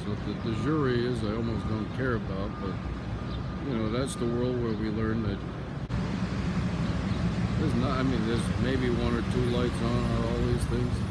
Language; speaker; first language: English; native; English